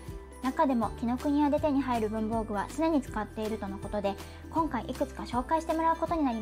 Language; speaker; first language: Japanese; native; Japanese